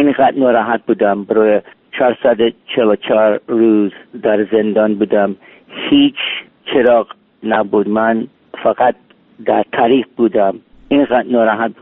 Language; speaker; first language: Persian; non-native, learner; English